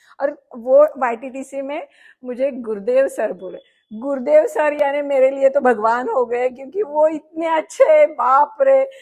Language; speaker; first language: Hindi; non-native, local second language; Marathi